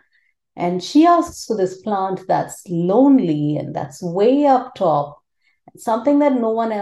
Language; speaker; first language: English; non-native, local second language; Tamil